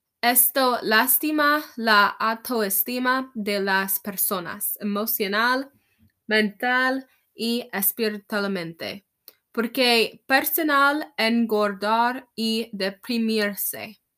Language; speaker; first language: Spanish; non-native, learner; English